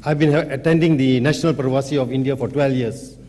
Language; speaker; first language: English; non-native, local second language; Punjabi